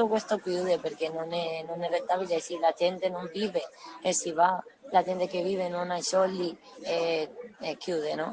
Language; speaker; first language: Italian; non-native, learner; Spanish